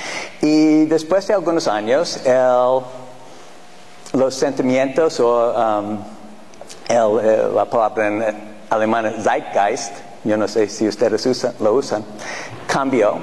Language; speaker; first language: Spanish; non-native, fluent; English